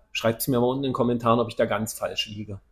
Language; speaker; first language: German; native; German